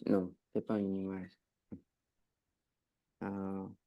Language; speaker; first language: French; non-native, learner; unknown